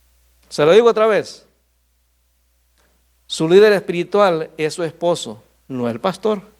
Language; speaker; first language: Spanish; native; Spanish